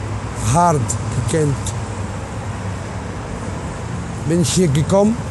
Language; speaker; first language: German; non-native, learner; Arabic